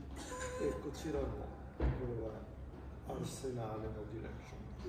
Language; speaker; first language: Japanese; non-native, learner; Italian